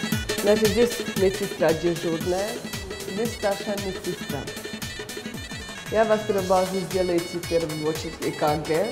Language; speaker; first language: Russian; non-native, local second language; Armenian